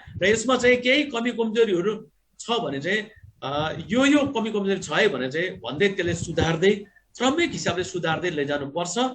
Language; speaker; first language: Nepali; non-native, local second language; Gurung